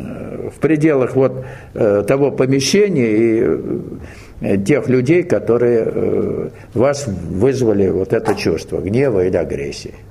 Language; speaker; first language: Russian; native; Russian